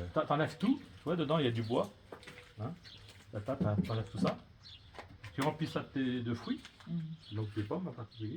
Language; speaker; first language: French; non-native, local second language; Malagasy